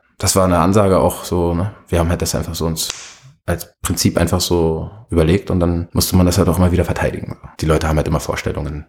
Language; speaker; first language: German; early bilingual, other home language; Arabic